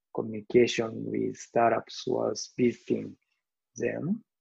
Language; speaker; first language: English; non-native, learner; Japanese